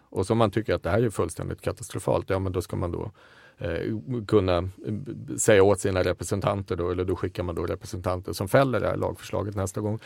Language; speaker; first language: Swedish; native; Swedish